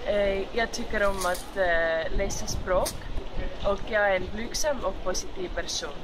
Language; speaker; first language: Swedish; non-native, learner; Estonian